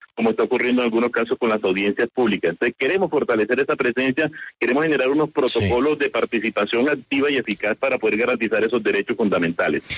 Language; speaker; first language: Spanish; native; Spanish